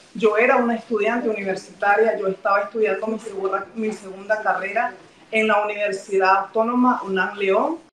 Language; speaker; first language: Spanish; native; Spanish